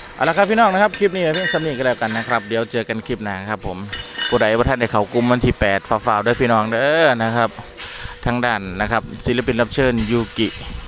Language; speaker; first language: Thai; native; Thai